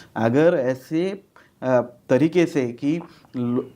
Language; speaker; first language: Hindi; non-native, local second language; Marathi